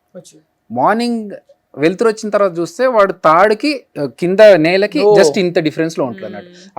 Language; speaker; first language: Telugu; native; Telugu